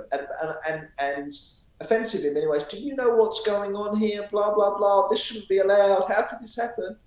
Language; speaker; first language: English; native; English